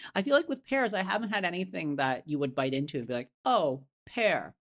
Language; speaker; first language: English; non-native, local second language; Cantonese